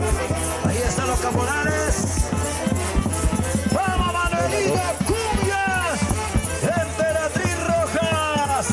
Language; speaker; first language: Spanish; native; Spanish